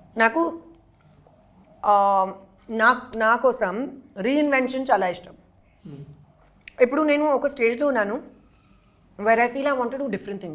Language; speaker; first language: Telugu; non-native, learner; Hindi